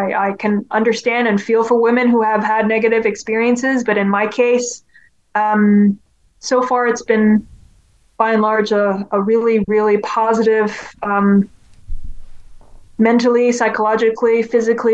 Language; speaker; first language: English; non-native, local second language; Cantonese